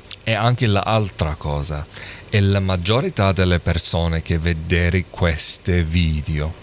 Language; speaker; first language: Italian; non-native, learner; English